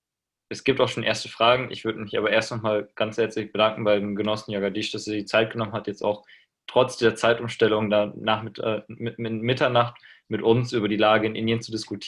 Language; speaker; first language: German; native; German